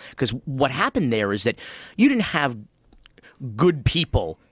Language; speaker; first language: English; native; English